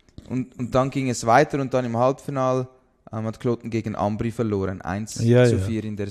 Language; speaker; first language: German; native; German